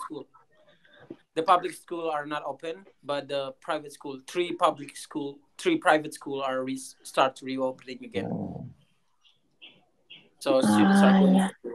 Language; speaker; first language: English; non-native, learner; Indonesian